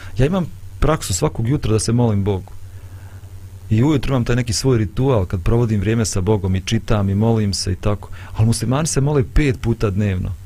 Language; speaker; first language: Bosnian; native; Bosnian